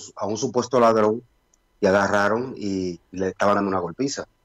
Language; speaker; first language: Spanish; native; Spanish